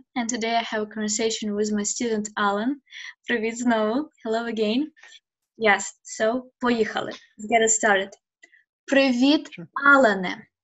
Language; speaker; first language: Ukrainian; native; Ukrainian